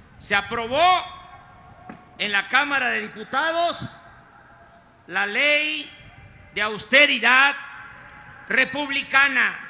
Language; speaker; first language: Spanish; native; Spanish